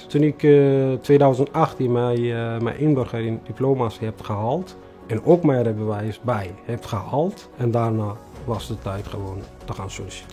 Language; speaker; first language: Dutch; non-native, fluent; Tigrinya